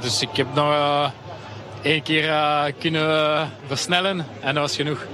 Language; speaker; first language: Dutch; non-native, local second language; French